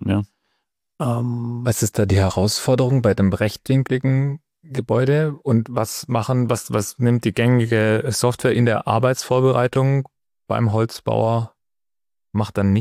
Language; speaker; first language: German; native; German